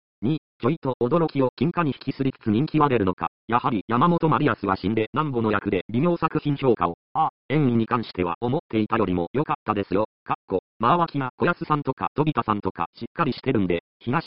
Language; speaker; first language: Japanese; native; Japanese